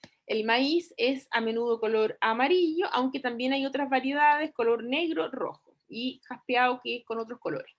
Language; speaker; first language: Spanish; native; Spanish